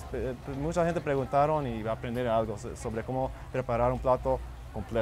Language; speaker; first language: Spanish; early bilingual, heritage; Spanish